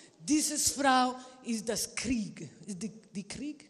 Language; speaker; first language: German; non-native, learner; Spanish